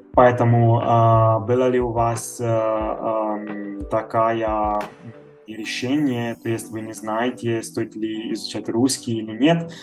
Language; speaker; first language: Russian; non-native, fluent; Italian